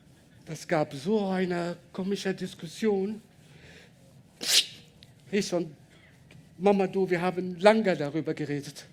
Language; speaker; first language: German; non-native, learner; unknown